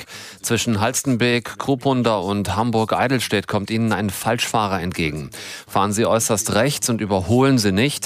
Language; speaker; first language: German; native; German